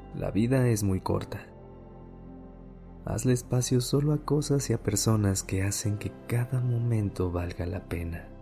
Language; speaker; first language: Spanish; native; Spanish